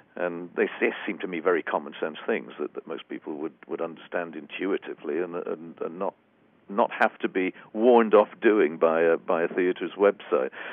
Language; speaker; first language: English; native; English